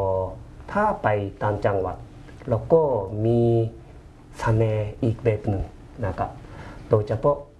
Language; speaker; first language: Thai; non-native, fluent; Japanese